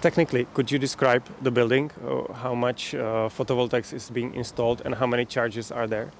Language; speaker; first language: English; non-native, fluent; Czech